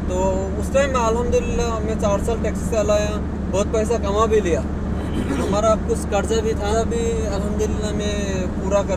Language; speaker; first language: Hindi; non-native, fluent; Bangla